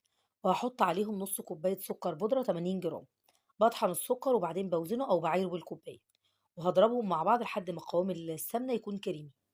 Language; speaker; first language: Arabic; native; Arabic